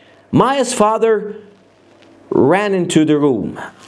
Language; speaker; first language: English; non-native, fluent; Arabic